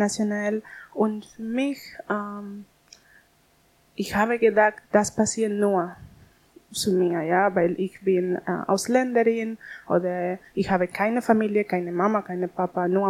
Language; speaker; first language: German; non-native, learner; Spanish